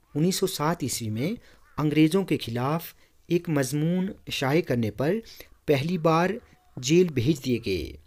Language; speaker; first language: Urdu; non-native, local second language; Kashmiri